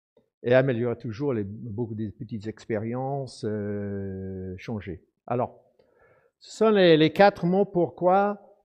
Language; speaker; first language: French; non-native, fluent; English